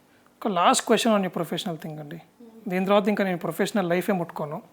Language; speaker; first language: Telugu; native; Telugu